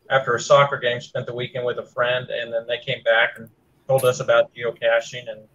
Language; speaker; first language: English; native; English